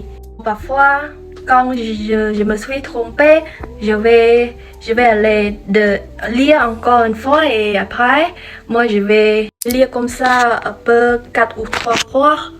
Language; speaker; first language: French; non-native, learner; Khmer